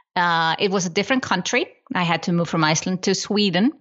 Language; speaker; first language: English; non-native, fluent; Icelandic